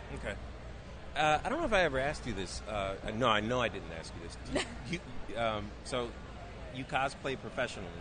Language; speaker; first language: English; native; English